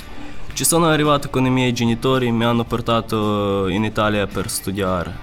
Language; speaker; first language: Italian; non-native, learner; Ukrainian